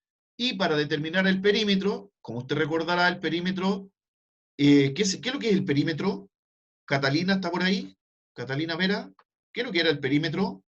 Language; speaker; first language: Spanish; native; Spanish